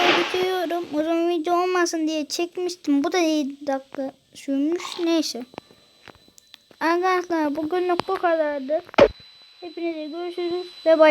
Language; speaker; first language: Turkish; native; Turkish